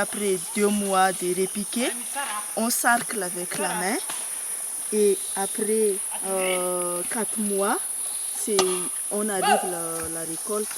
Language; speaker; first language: French; non-native, local second language; Malagasy